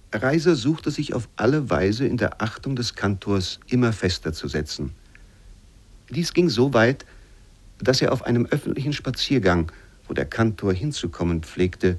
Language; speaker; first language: German; native; German